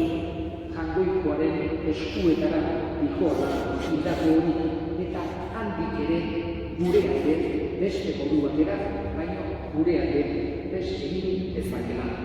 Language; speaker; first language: Basque; native; Basque